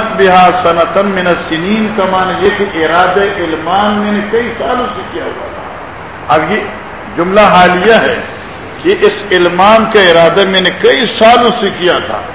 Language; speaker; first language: Urdu; non-native, local second language; Northern Hindko